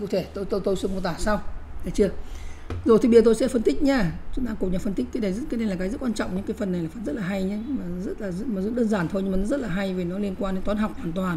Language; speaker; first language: Vietnamese; native; Vietnamese